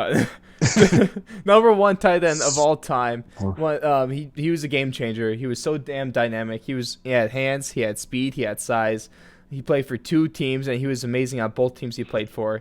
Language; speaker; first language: English; native; English